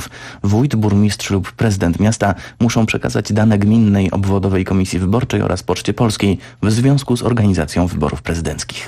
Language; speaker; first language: Polish; native; Polish